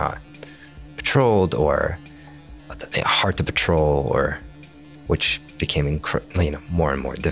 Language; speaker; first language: English; non-native, fluent; Arabic